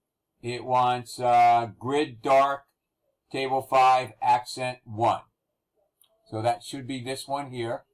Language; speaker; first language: English; native; English